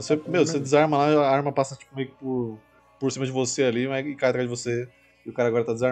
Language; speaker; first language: Portuguese; native; Portuguese